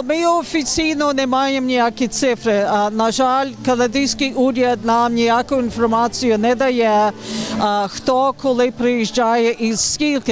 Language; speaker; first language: Ukrainian; early bilingual, heritage; Ukrainian